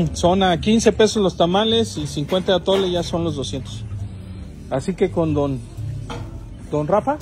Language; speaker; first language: Spanish; native; Spanish